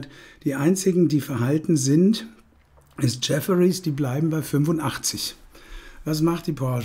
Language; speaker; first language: German; native; German